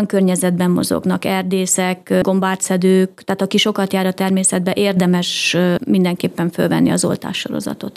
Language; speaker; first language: Hungarian; native; Hungarian